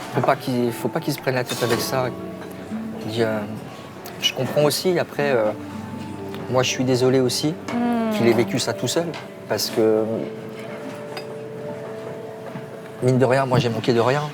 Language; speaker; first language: French; native; French